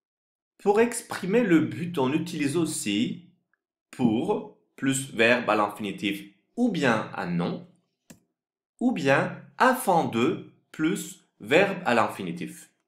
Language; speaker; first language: French; non-native, fluent; Turkish